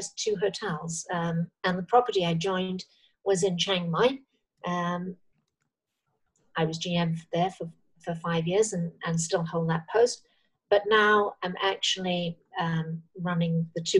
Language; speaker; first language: English; native; English